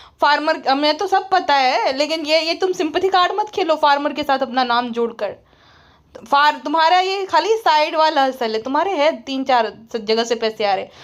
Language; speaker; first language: Hindi; native; Hindi